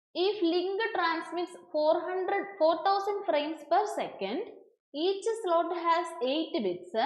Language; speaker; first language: English; non-native, local second language; Malayalam